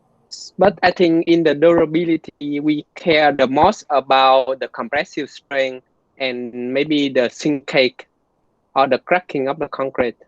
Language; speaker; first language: English; non-native, fluent; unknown